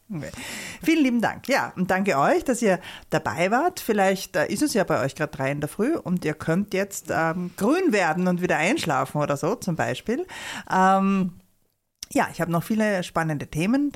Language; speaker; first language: German; native; German